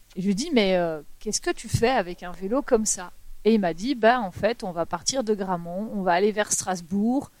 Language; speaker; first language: French; native; French